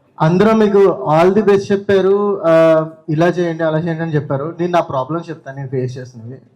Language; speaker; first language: Telugu; native; Telugu